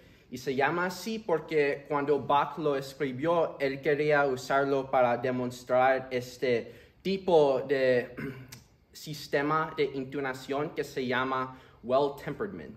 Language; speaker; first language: Spanish; early bilingual, heritage; Spanish